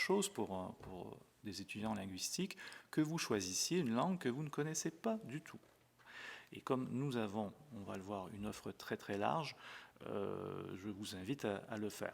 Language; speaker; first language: French; native; French